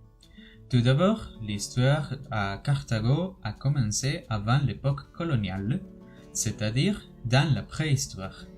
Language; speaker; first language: French; non-native, learner; Spanish